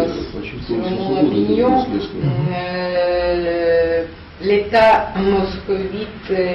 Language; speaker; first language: French; non-native, learner; Russian